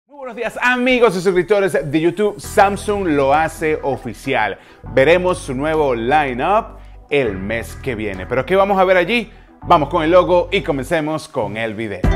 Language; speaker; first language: Spanish; native; Spanish